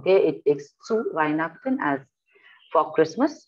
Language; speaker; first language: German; non-native, fluent; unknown